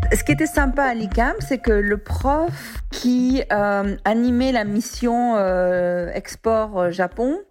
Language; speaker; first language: French; native; French